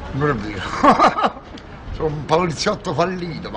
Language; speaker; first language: Italian; native; Italian